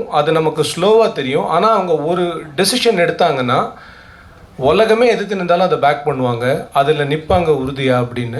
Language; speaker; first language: Tamil; native; Tamil